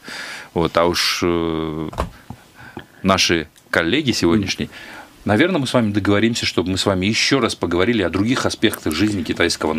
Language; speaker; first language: Russian; native; Russian